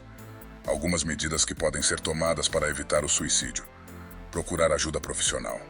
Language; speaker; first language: Portuguese; native; Portuguese